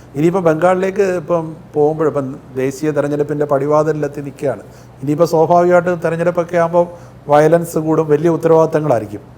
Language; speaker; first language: Malayalam; native; Malayalam